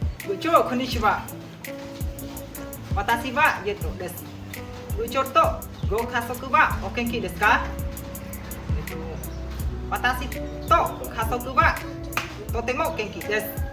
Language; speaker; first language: Japanese; non-native, learner; Khmer